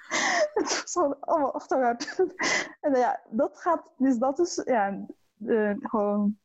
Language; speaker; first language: Dutch; native; Dutch